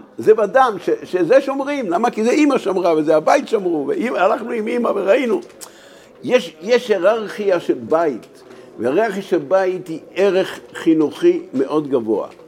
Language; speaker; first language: Hebrew; native; Hebrew